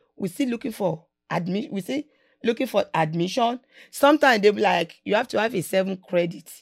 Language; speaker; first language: English; non-native, local second language; Yoruba